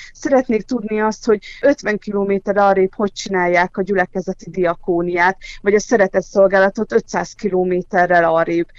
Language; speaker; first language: Hungarian; native; Hungarian